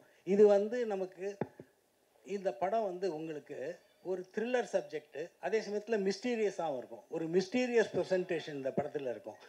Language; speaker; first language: Tamil; native; Tamil